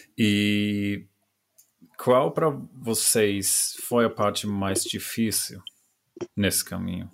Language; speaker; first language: Portuguese; non-native, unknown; German